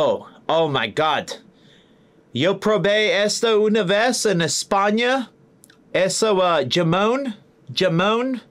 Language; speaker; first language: Spanish; non-native, learner; English